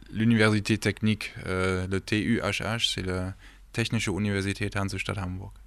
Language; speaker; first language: French; early bilingual, heritage; German